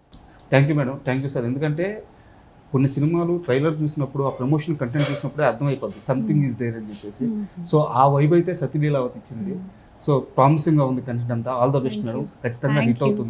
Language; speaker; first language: Telugu; native; Telugu